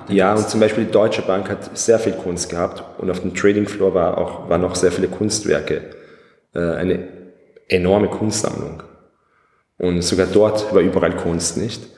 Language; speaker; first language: German; early bilingual, other home language; Persian